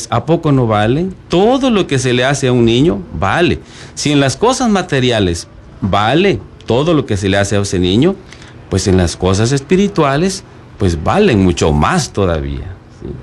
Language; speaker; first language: Spanish; native; Spanish